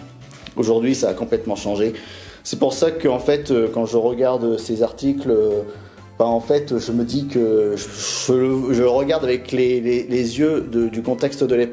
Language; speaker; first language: French; native; French